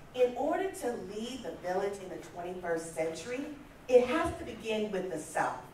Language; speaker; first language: English; native; English